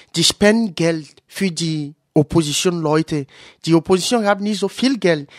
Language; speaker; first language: German; non-native, fluent; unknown